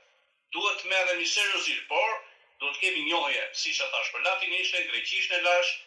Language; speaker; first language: Albanian; native; Albanian